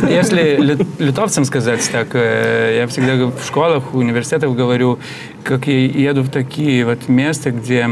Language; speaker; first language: Russian; non-native, fluent; Lithuanian